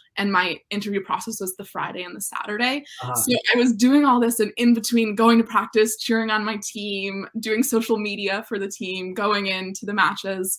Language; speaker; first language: English; native; English